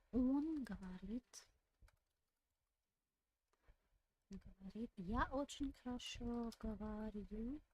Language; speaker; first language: Russian; non-native, learner; English